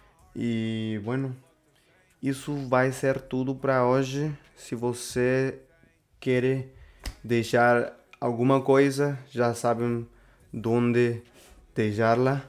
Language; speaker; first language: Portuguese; non-native, learner; Spanish